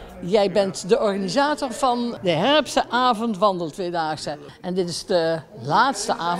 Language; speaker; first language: Dutch; native; Dutch